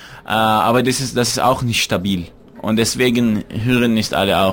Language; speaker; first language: German; non-native, fluent; Arabic